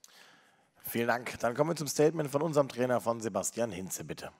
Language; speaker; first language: German; native; German